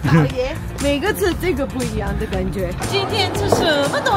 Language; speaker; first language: Chinese; non-native, learner; Armenian